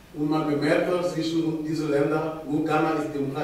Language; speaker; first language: German; non-native, fluent; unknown